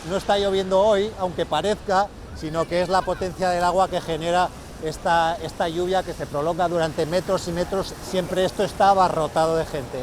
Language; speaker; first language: Spanish; native; Spanish